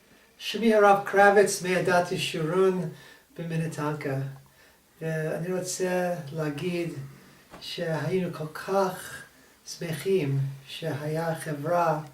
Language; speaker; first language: Hebrew; non-native, fluent; English